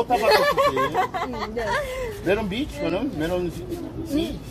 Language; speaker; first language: Filipino; non-native, learner; Korean